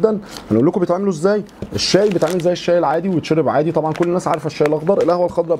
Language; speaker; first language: Arabic; native; Arabic